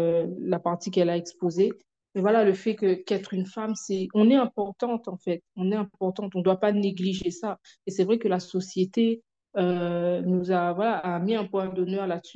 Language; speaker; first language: French; native; French